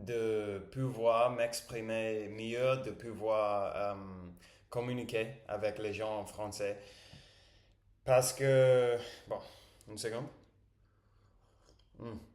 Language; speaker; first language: French; non-native, learner; English